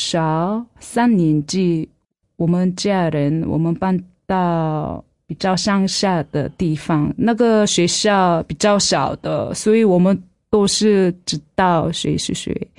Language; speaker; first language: Chinese; non-native, fluent; Korean